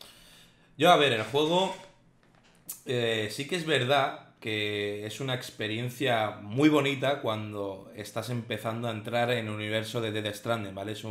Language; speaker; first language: Spanish; native; Spanish